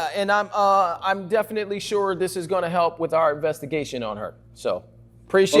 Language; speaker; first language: English; native; English